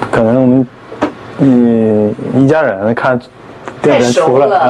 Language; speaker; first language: Chinese; non-native, learner; Korean